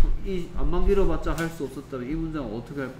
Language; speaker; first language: Korean; native; Korean